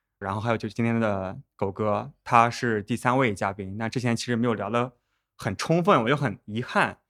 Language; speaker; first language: Chinese; native; Chinese